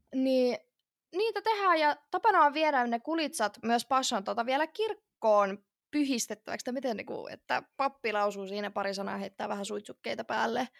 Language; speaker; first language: Finnish; early bilingual, other home language; Russian